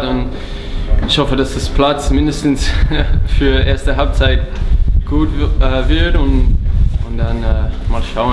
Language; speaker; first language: German; non-native, fluent; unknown